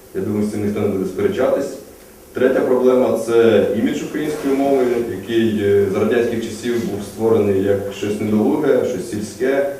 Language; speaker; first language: Ukrainian; native; Ukrainian